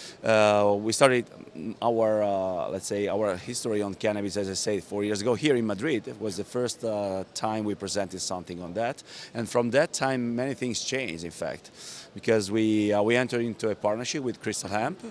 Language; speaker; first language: English; non-native, fluent; Italian